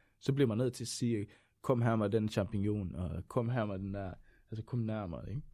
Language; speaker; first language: Danish; non-native, fluent; Swedish